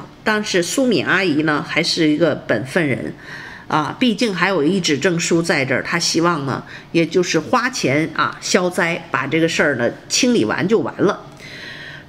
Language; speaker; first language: Chinese; native; Chinese